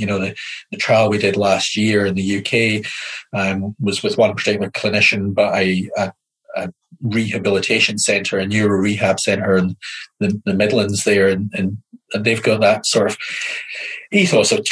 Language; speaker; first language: English; native; English